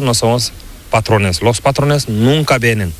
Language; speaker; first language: Spanish; non-native, learner; Fula